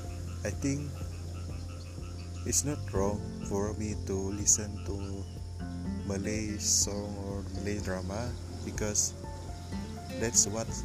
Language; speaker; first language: English; non-native, local second language; Malay